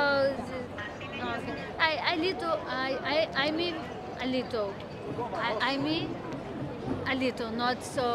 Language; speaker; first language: English; non-native, learner; Portuguese